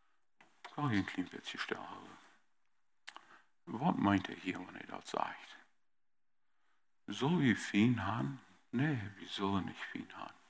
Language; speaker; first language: German; early bilingual, heritage; German